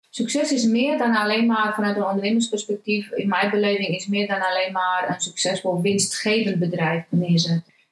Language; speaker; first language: Dutch; non-native, fluent; Romanian